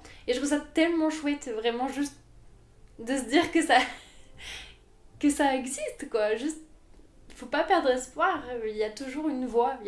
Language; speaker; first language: French; native; French